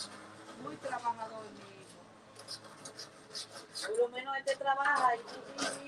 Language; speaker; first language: Spanish; native; Spanish